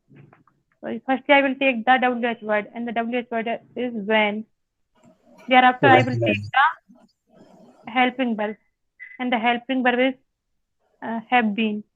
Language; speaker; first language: English; non-native, learner; Hindi